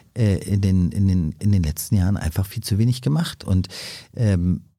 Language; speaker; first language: German; native; German